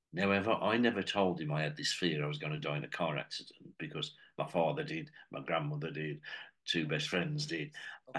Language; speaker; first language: English; native; English